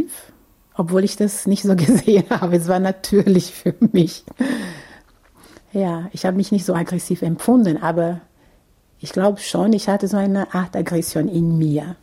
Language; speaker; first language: German; non-native, fluent; Portuguese